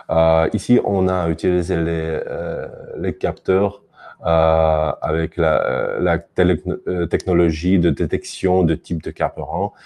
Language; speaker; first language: French; non-native, fluent; Russian